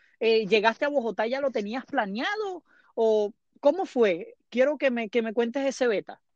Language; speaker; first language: Spanish; native; Spanish